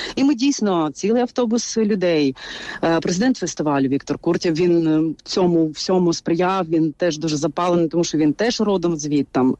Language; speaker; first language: Ukrainian; non-native, local second language; Bulgarian